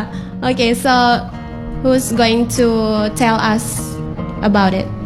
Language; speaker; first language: English; non-native, fluent; Indonesian